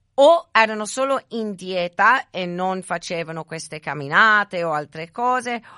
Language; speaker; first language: Italian; early bilingual, other home language; English